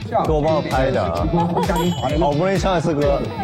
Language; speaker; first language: Chinese; native; Chinese